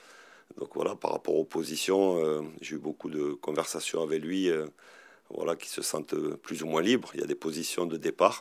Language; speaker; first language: French; native; French